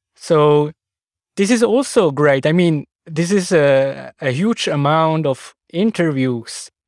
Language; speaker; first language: English; non-native, fluent; Swiss German